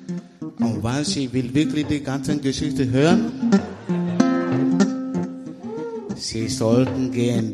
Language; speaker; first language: German; non-native, learner; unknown